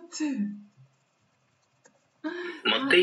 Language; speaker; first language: Japanese; non-native, learner; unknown